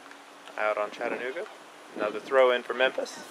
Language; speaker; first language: English; native; English